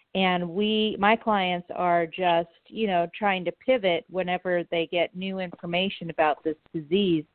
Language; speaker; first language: English; native; English